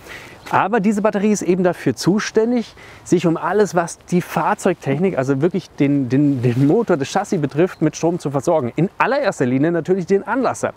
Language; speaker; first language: German; native; German